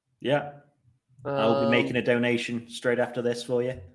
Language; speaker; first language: English; native; English